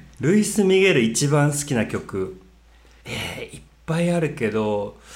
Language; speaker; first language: Japanese; native; Japanese